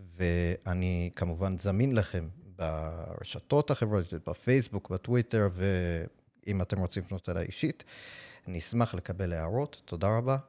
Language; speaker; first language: Hebrew; non-native, fluent; English